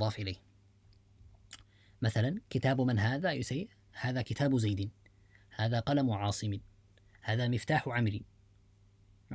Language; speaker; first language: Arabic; non-native, fluent; English